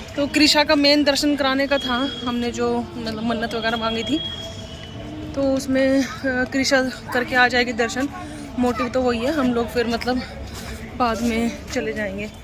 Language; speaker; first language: Hindi; native; Hindi